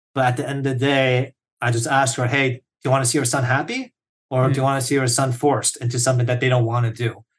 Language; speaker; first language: English; early bilingual, other home language; Korean